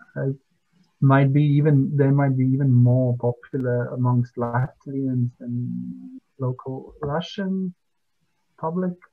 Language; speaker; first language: English; non-native, fluent; Latvian